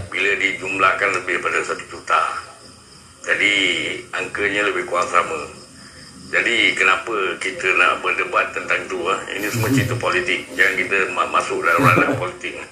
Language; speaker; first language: Malay; native; Malay